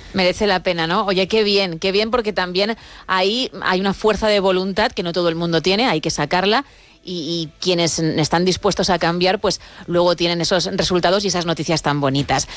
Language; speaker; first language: Spanish; native; Spanish